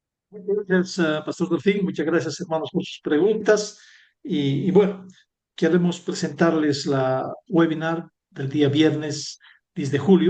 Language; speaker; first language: Spanish; native; Spanish